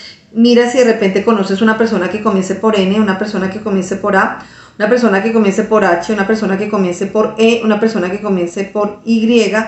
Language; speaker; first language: Spanish; native; Spanish